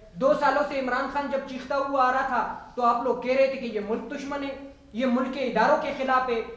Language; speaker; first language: Urdu; non-native, local second language; Pashto